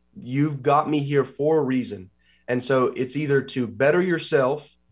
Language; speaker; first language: English; native; English